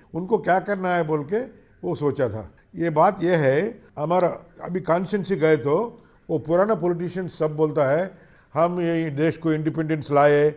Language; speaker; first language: Hindi; non-native, local second language; Telugu